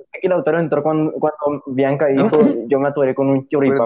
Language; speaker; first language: Spanish; native; Spanish